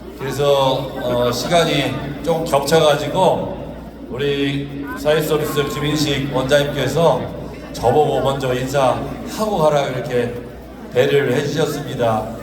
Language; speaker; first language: Korean; native; Korean